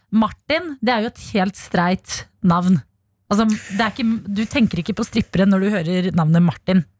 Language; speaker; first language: Norwegian; native; Norwegian